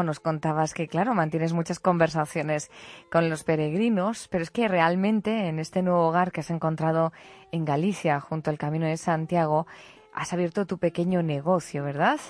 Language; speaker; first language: Spanish; native; Spanish